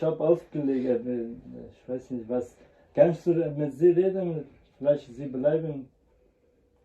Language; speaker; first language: German; non-native, learner; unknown